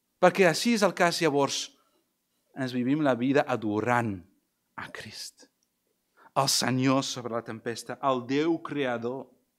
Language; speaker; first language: Catalan; non-native, fluent; English